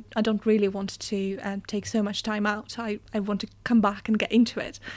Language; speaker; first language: English; non-native, fluent; Russian